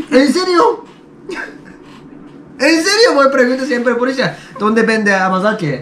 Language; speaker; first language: Spanish; non-native, learner; Japanese